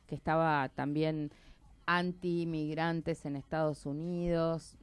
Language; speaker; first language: Spanish; native; Spanish